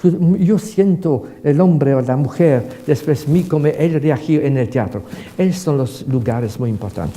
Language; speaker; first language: Spanish; non-native, fluent; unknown